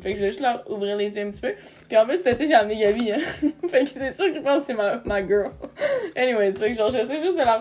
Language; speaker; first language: French; native; French